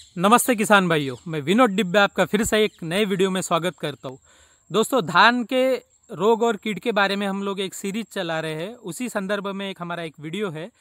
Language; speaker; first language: Hindi; non-native, local second language; Marathi